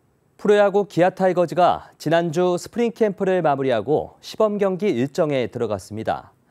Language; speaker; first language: Korean; native; Korean